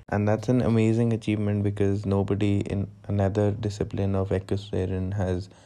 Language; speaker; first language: English; non-native, local second language; Hindi